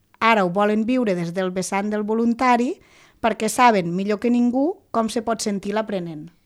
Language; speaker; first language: Catalan; native; Catalan